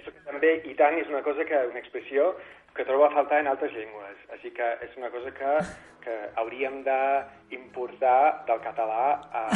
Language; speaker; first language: Catalan; non-native, fluent; English